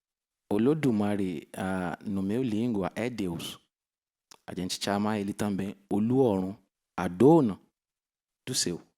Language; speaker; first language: Portuguese; non-native, learner; Yoruba